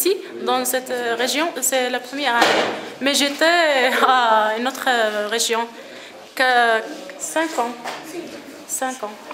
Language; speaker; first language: French; non-native, learner; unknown